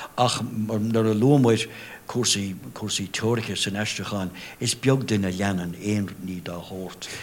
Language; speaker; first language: Irish; non-native, local second language; English